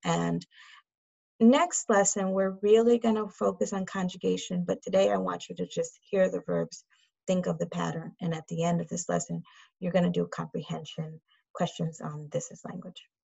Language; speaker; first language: English; native; English